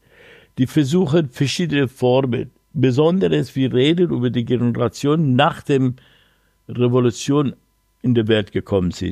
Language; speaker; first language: German; non-native, learner; Persian